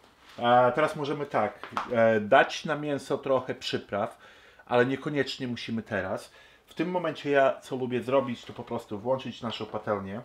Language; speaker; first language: Polish; early bilingual, heritage; Polish